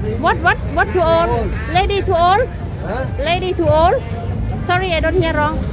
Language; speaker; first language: English; non-native, learner; Thai